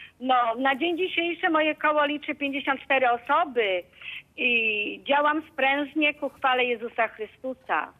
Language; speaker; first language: Polish; native; Polish